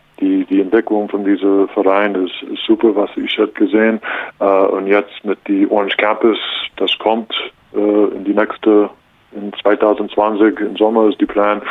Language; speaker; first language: German; non-native, learner; English